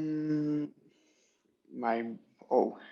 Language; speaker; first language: English; non-native, learner; French